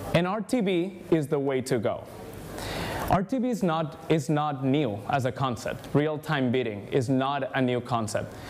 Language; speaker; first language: English; non-native, fluent; Spanish